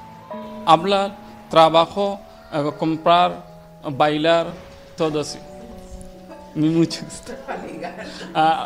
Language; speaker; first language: Spanish; non-native, learner; Bangla